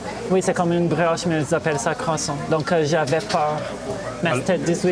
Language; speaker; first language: French; early bilingual, heritage; Portuguese